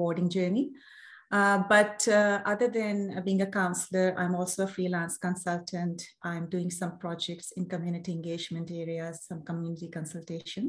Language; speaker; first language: English; non-native, local second language; Urdu